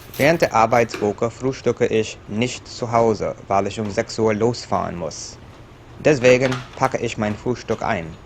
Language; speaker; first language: German; non-native, learner; English